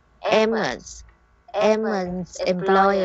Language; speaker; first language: English; non-native, learner; Vietnamese